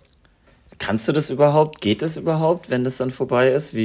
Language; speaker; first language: German; native; German